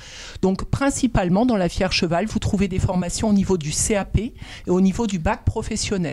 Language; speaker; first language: French; native; French